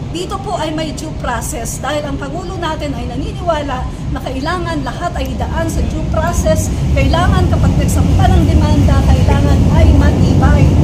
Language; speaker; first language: Filipino; non-native, local second language; Cebuano